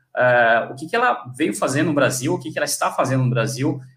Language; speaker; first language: Portuguese; native; Portuguese